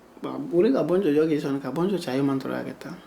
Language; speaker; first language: Korean; non-native, learner; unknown